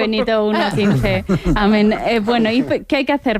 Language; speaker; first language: Spanish; native; Spanish